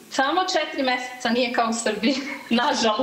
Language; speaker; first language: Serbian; early bilingual, heritage; Serbian